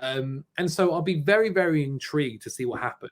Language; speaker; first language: English; native; English